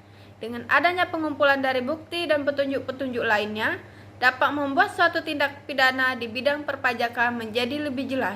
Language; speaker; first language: Indonesian; native; Indonesian